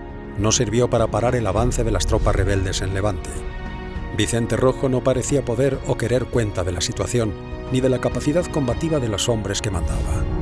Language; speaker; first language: Spanish; native; Spanish